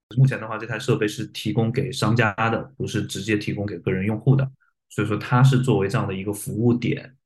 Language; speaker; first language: Chinese; native; Chinese